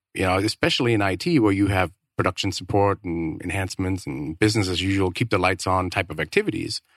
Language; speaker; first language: English; non-native, fluent; Danish